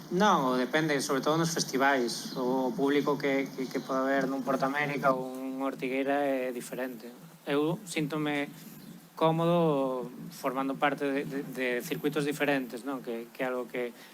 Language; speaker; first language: Galician; non-native, local second language; Spanish